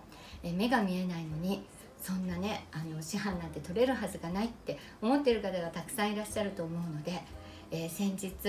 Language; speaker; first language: Japanese; native; Japanese